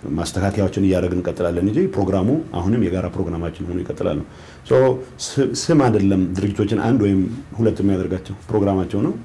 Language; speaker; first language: Amharic; non-native, local second language; Tigrinya